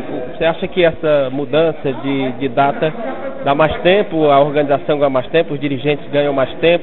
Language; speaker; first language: Portuguese; native; Portuguese